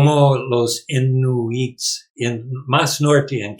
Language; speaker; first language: Spanish; non-native, learner; English